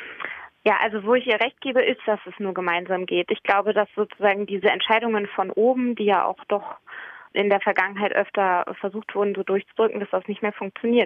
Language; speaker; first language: German; native; German